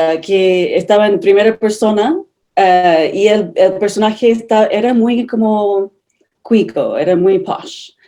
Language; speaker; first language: Spanish; non-native, fluent; English